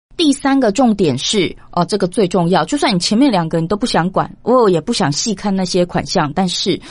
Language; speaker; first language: Chinese; native; Chinese